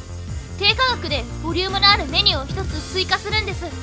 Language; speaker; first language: Japanese; native; Japanese